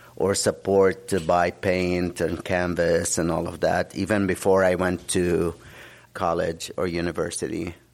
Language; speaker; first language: English; non-native, fluent; Arabic